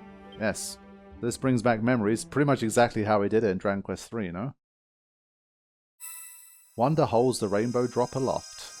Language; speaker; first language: English; native; English